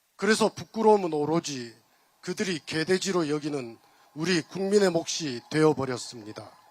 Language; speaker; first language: Korean; native; Korean